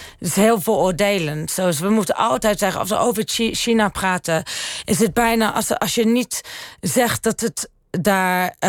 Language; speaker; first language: Dutch; early bilingual, heritage; Dutch